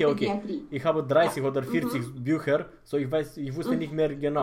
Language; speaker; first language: German; non-native, fluent; Romanian